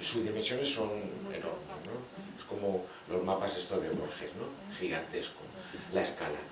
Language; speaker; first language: Spanish; native; Spanish